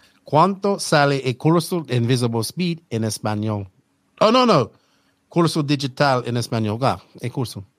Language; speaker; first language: Spanish; non-native, learner; English